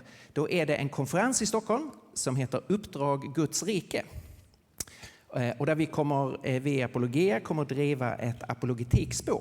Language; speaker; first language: Swedish; native; Swedish